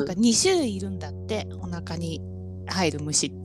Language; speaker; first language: Japanese; native; Japanese